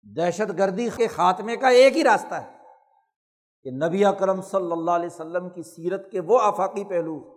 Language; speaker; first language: Urdu; non-native, local second language; Punjabi